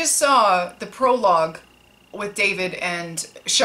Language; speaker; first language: English; native; English